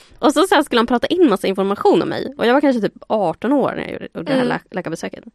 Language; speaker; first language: Swedish; early bilingual, other home language; Spanish